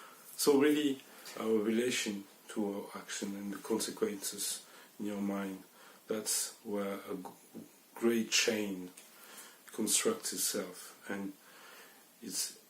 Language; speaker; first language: English; non-native, fluent; French